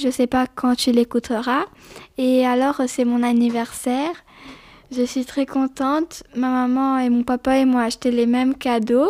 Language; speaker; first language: French; early bilingual, other home language; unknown